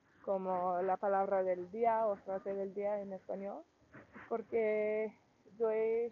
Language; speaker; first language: Spanish; non-native, learner; English